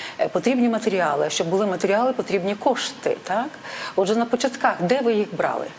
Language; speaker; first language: Ukrainian; native; Ukrainian